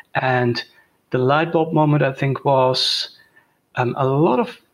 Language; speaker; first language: English; non-native, fluent; Dutch